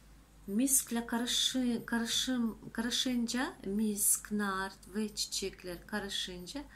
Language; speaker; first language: Turkish; non-native, fluent; Russian